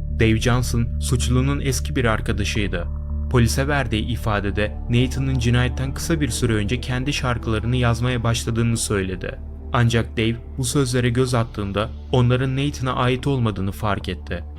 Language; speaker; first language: Turkish; native; Turkish